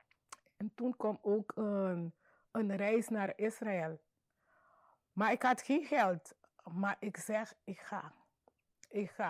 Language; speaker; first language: Dutch; non-native, local second language; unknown